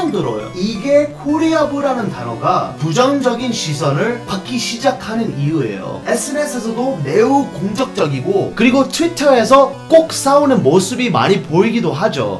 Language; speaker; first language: Korean; non-native, fluent; English